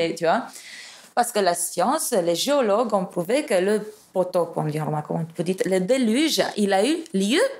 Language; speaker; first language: French; non-native, fluent; Romanian